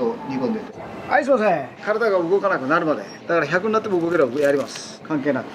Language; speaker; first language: Japanese; native; Japanese